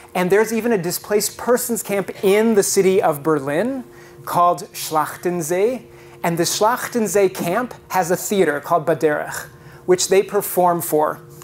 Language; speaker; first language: English; native; English